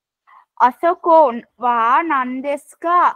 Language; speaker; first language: Japanese; non-native, learner; Sinhala